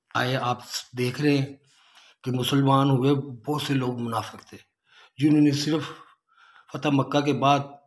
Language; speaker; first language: Urdu; native; Urdu